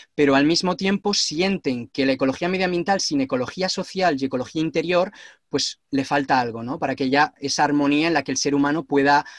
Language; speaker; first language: Spanish; native; Spanish